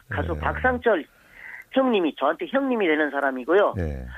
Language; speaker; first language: Korean; non-native, fluent; Bangla